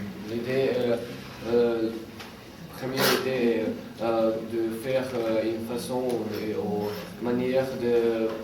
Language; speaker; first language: French; non-native, learner; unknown